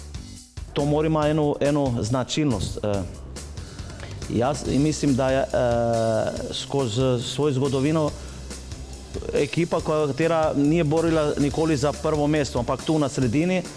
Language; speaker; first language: Slovenian; non-native, fluent; Albanian